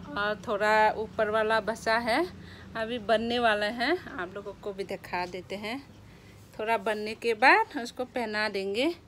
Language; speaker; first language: Hindi; non-native, local second language; Kok Borok